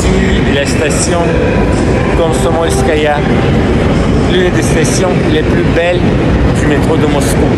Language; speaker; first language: French; non-native, fluent; Russian